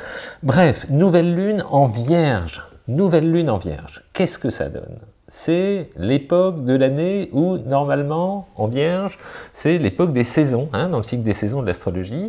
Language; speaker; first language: French; native; French